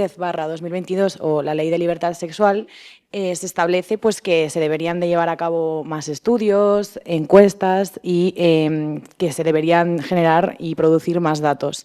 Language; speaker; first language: Spanish; native; Spanish